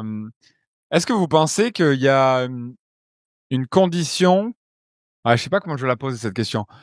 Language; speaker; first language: French; native; French